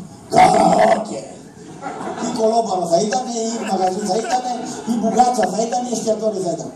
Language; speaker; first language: Greek; native; Greek